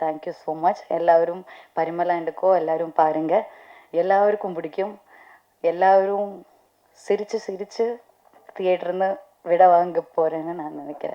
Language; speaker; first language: Tamil; non-native, learner; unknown